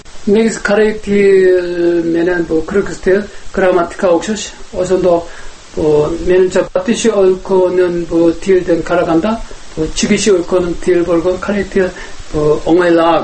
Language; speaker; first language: Kyrgyz; non-native, learner; Korean